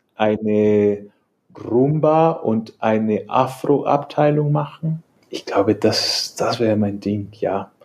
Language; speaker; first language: German; non-native, fluent; Spanish